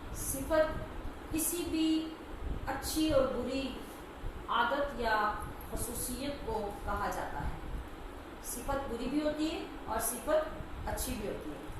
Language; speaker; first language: Urdu; native; Urdu